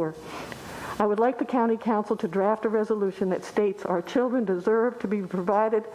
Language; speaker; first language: English; native; English